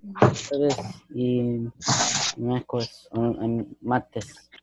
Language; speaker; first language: Spanish; early bilingual, other home language; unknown